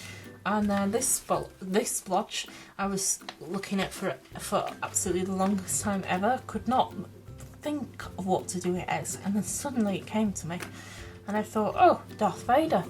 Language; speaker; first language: English; native; English